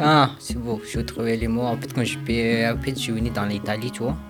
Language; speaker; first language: French; non-native, learner; Pashto